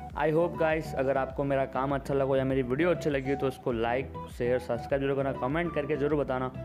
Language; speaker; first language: Hindi; native; Hindi